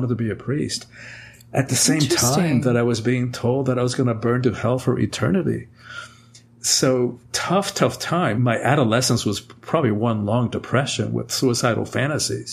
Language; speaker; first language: English; early bilingual, other home language; Spanish